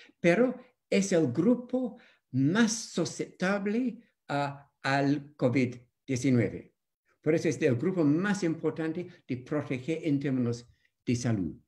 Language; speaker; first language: Spanish; non-native, fluent; English